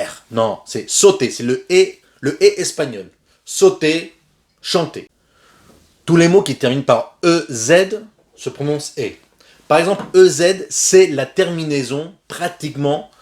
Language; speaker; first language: French; non-native, fluent; Spanish